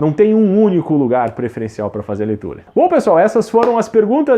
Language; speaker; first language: Portuguese; native; Portuguese